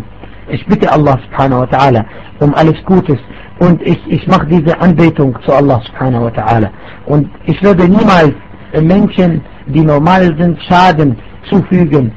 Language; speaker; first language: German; non-native, fluent; Arabic